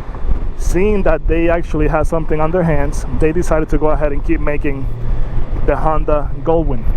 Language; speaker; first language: English; native; English